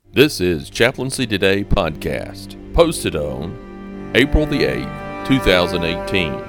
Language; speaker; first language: English; native; English